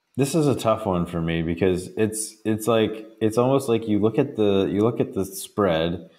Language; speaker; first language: English; native; English